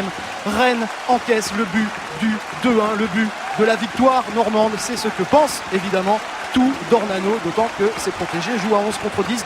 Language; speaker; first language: French; native; French